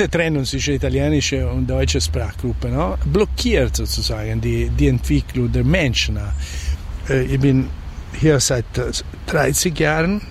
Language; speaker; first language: German; non-native, fluent; Italian